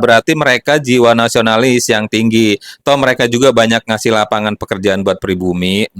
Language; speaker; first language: Indonesian; native; Indonesian